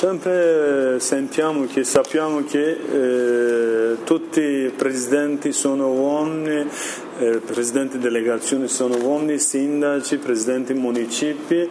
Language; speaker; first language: Italian; non-native, learner; Kurdish